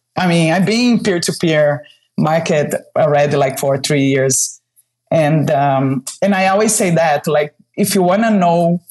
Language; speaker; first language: English; non-native, fluent; Portuguese